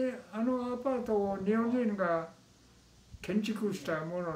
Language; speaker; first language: Japanese; non-native, local second language; Min Nan Chinese